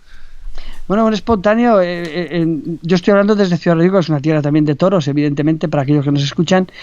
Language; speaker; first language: Spanish; native; Spanish